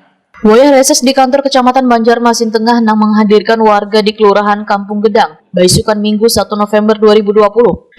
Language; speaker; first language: Indonesian; non-native, local second language; Banjar